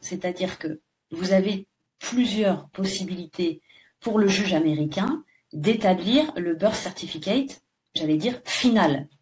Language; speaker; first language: French; native; French